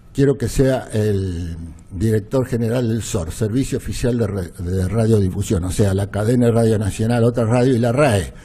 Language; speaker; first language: Spanish; native; Spanish